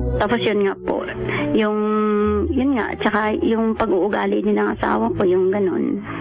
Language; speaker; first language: Filipino; non-native, local second language; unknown